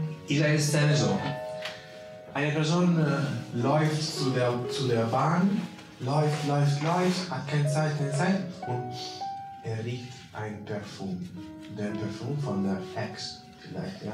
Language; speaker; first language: German; non-native, fluent; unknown